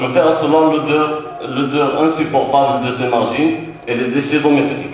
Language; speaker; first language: French; non-native, local second language; Arabic